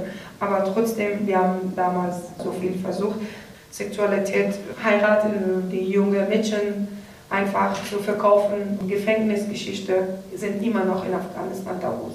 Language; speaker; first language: German; non-native, learner; Persian